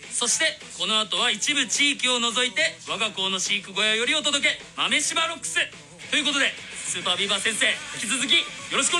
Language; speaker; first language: Japanese; native; Japanese